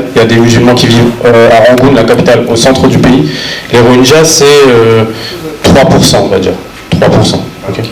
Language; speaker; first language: French; native; French